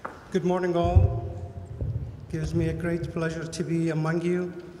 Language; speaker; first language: English; non-native, fluent; Arabic